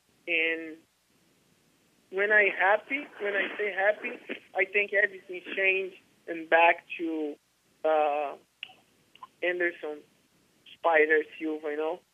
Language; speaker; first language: English; non-native, learner; Portuguese